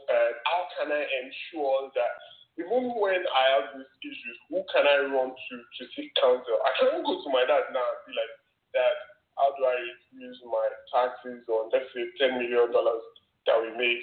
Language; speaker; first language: English; non-native, local second language; Yoruba